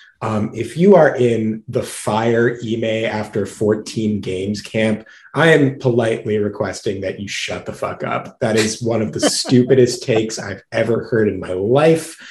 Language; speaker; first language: English; native; English